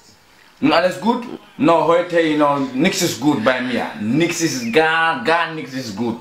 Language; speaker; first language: German; non-native, learner; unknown